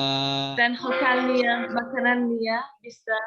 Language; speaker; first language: Indonesian; non-native, learner; Turkish